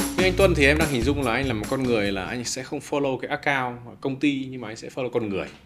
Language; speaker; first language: Vietnamese; native; Vietnamese